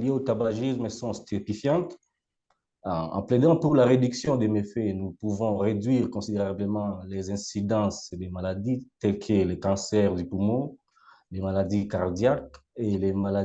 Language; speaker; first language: French; non-native, local second language; Lingala